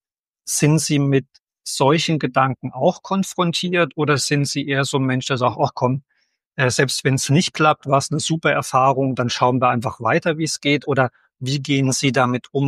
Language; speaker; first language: German; native; German